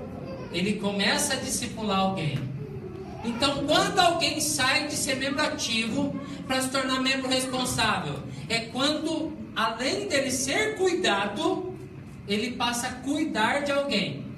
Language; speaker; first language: Portuguese; native; Portuguese